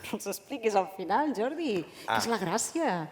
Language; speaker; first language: Catalan; native; Catalan